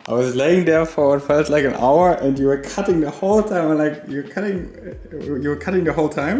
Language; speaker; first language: English; non-native, fluent; German